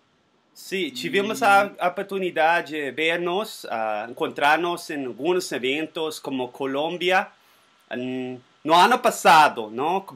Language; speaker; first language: Portuguese; non-native, learner; Spanish